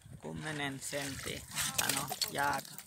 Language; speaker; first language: Finnish; non-native, learner; Thai